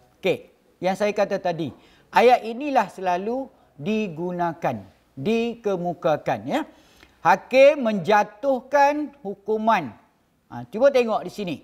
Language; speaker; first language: Malay; native; Malay